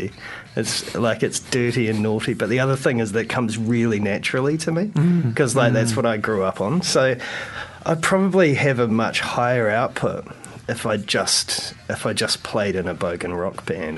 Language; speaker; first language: English; native; English